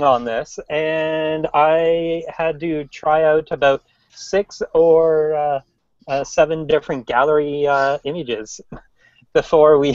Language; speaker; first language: English; native; English